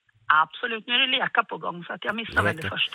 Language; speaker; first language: Swedish; native; Swedish